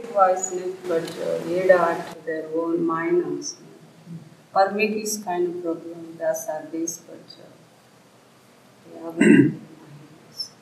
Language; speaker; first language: German; non-native, learner; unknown